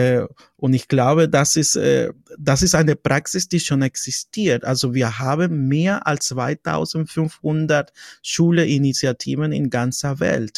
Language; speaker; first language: German; non-native, fluent; Spanish